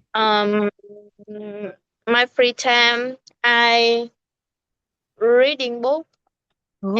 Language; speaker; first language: English; non-native, learner; Vietnamese